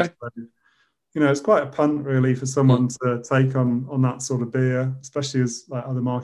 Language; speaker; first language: English; native; English